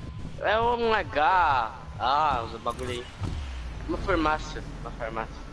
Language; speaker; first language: Portuguese; native; Portuguese